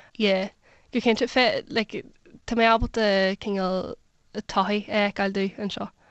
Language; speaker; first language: Irish; non-native, local second language; English